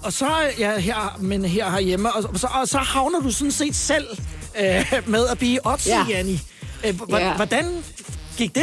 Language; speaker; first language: Danish; native; Danish